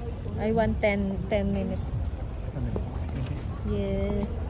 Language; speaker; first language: English; non-native, local second language; Filipino